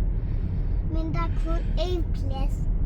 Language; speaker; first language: Danish; early bilingual, other home language; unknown